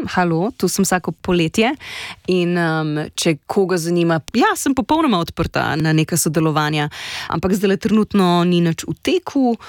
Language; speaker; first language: Slovenian; native; Slovenian